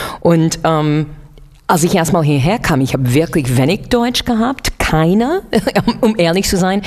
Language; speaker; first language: German; non-native, fluent; English